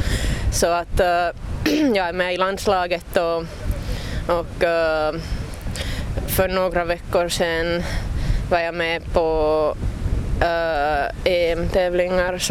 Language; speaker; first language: Swedish; non-native, local second language; Finnish